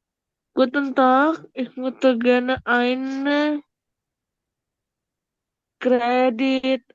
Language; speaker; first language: German; non-native, learner; Indonesian